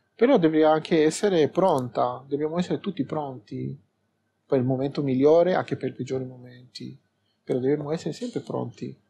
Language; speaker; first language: Italian; non-native, fluent; Spanish